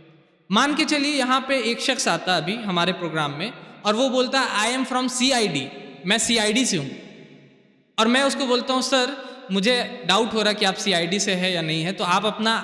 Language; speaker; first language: Urdu; native; Urdu